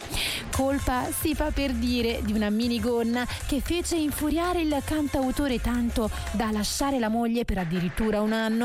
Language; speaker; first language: Italian; native; Italian